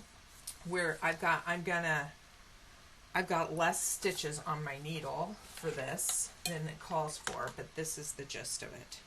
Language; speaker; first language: English; native; English